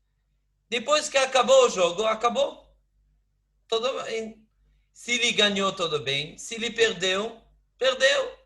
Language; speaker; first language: Portuguese; non-native, fluent; Hebrew